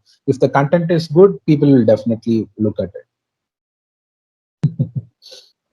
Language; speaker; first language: English; non-native, local second language; Tamil